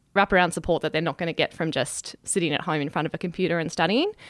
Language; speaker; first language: English; native; English